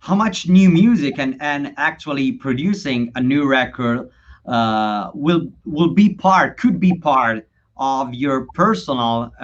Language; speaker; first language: English; non-native, fluent; Italian